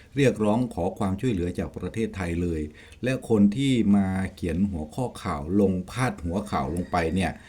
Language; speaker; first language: Thai; native; Thai